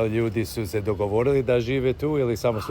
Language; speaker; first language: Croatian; early bilingual, heritage; English